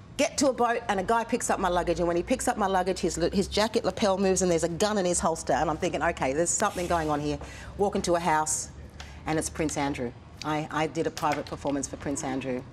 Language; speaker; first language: English; native; English